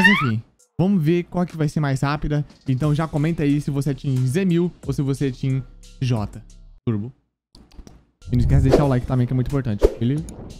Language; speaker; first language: Portuguese; native; Portuguese